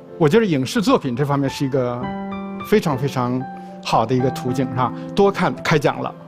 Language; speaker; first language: Chinese; native; Chinese